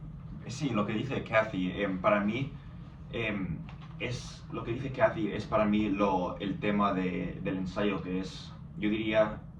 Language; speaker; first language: Spanish; non-native, fluent; English